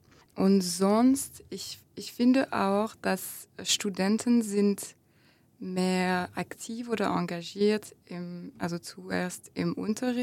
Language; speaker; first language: German; non-native, fluent; French